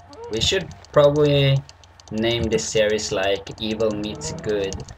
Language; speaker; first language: English; non-native, fluent; Swedish